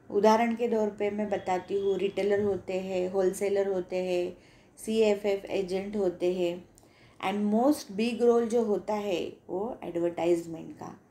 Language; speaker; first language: Hindi; non-native, local second language; Marathi